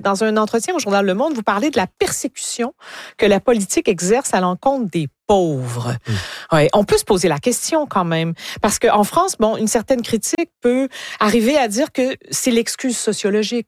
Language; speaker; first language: French; native; French